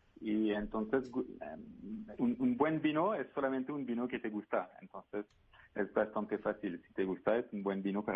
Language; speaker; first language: Spanish; non-native, fluent; French